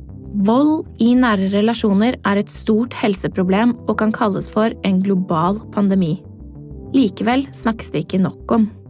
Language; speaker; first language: Norwegian; native; Norwegian